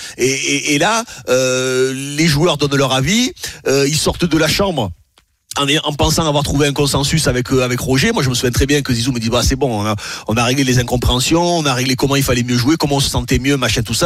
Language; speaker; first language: French; native; French